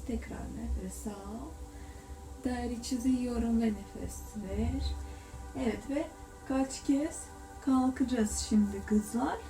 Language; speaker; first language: Turkish; non-native, learner; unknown